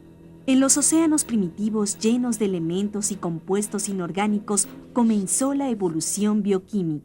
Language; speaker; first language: Spanish; native; Spanish